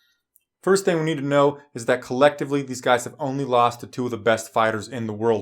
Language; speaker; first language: English; native; English